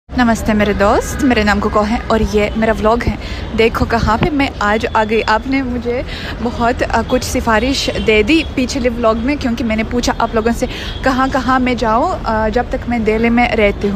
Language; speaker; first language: Hindi; non-native, fluent; Russian